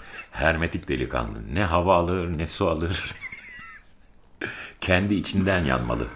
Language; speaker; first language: Turkish; native; Turkish